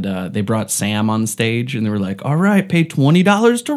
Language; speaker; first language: English; native; English